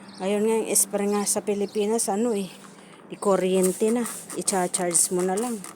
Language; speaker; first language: Filipino; non-native, local second language; Iloko